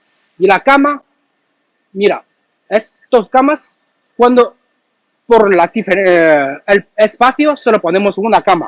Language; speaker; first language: Spanish; non-native, learner; Chinese